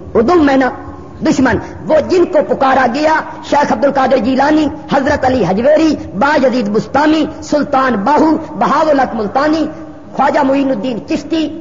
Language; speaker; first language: Urdu; non-native, local second language; Punjabi